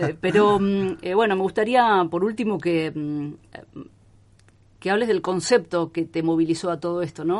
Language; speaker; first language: Spanish; native; Spanish